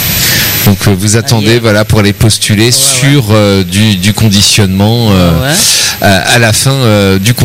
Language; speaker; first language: French; native; French